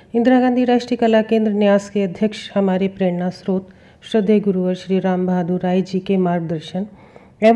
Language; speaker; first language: Hindi; native; Hindi